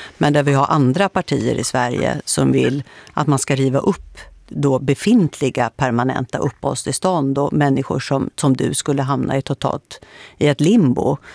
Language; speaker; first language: Swedish; native; Swedish